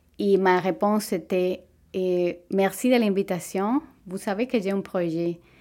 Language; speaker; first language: French; non-native, fluent; Spanish